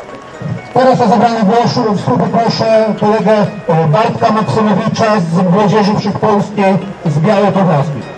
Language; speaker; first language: Polish; native; Polish